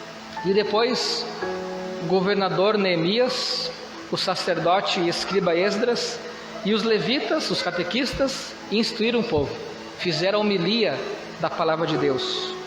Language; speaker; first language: Portuguese; native; Portuguese